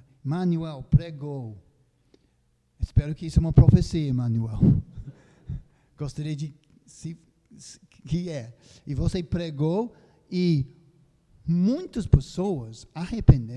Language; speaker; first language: Portuguese; non-native, fluent; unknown